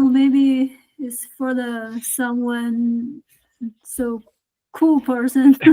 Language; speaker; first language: English; non-native, learner; Chinese